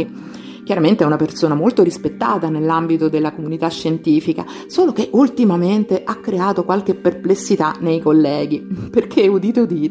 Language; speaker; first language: Italian; native; Italian